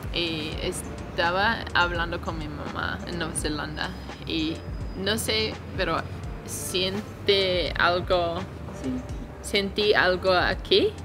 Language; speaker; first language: Spanish; non-native, learner; English